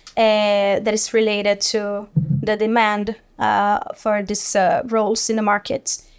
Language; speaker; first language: English; non-native, fluent; Portuguese